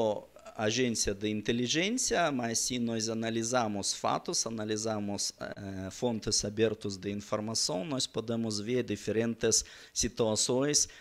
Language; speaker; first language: Portuguese; non-native, learner; Russian